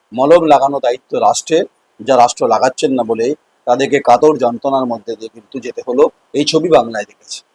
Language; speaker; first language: Bangla; native; Bangla